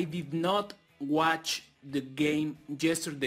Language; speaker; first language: English; non-native, fluent; Spanish